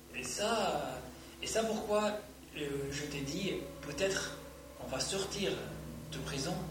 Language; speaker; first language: French; non-native, fluent; Arabic